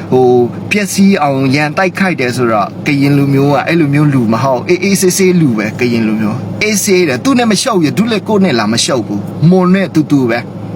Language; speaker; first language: Burmese; non-native, local second language; Mon